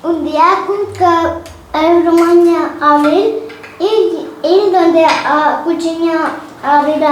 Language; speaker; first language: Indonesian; early bilingual, heritage; Spanish